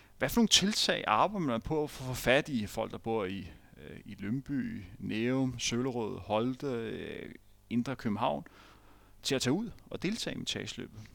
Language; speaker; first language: Danish; native; Danish